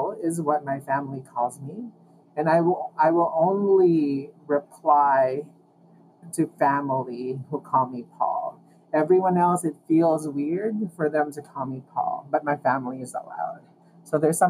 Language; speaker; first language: English; non-native, local second language; Filipino